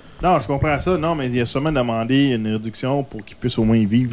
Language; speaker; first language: French; native; French